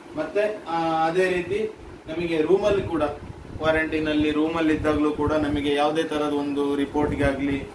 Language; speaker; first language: Kannada; native; Kannada